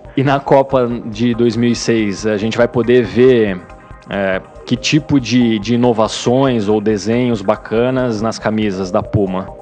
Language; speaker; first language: Portuguese; native; Portuguese